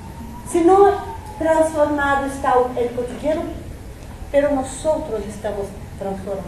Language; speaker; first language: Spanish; non-native, fluent; Portuguese